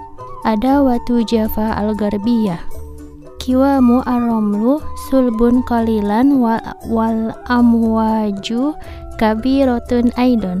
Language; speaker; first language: Arabic; non-native, fluent; Indonesian